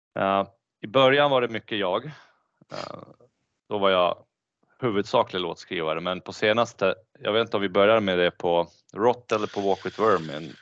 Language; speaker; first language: Swedish; early bilingual, other home language; Bosnian